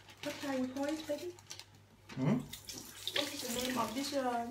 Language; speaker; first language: English; non-native, learner; Vietnamese